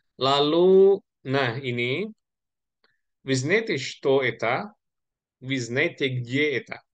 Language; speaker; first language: Indonesian; non-native, local second language; Javanese